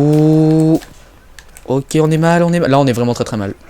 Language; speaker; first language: French; native; French